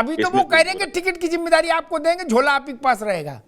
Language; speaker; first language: Hindi; native; Hindi